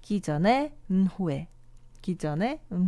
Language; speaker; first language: Korean; non-native, fluent; Portuguese